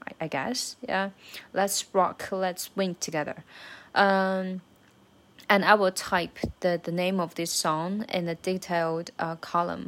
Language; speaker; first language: English; non-native, learner; Chinese